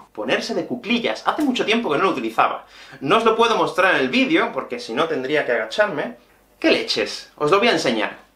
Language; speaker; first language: Spanish; native; Spanish